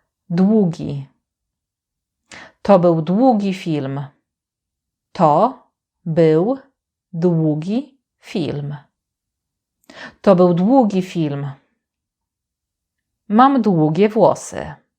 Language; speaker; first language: Polish; native; Polish